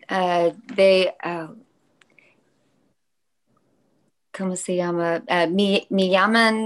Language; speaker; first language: Spanish; non-native, learner; English